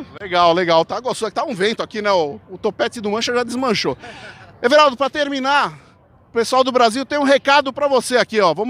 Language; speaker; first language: Portuguese; native; Portuguese